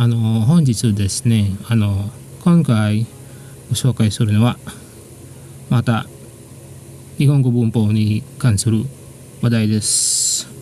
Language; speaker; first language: Japanese; non-native, fluent; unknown